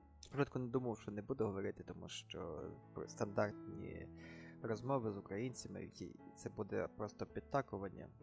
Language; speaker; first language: Ukrainian; native; Ukrainian